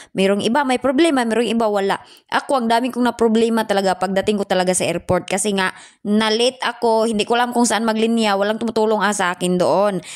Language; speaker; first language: Filipino; non-native, local second language; Cebuano